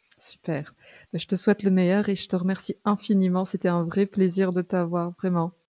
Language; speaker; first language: French; early bilingual, other home language; Arabic